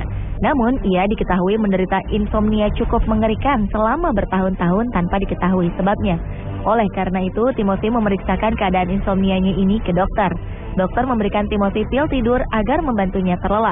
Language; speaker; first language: Indonesian; native; Indonesian